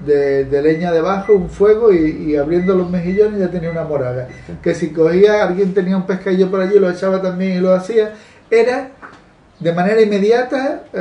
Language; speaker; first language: Spanish; native; Spanish